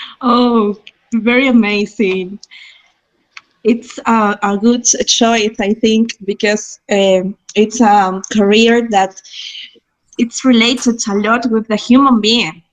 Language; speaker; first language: English; non-native, fluent; Spanish